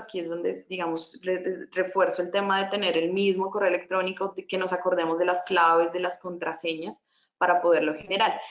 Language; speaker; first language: Spanish; native; Spanish